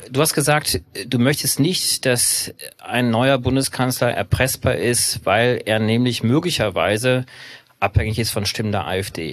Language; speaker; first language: German; native; German